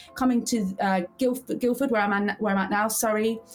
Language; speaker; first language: English; early bilingual, heritage; English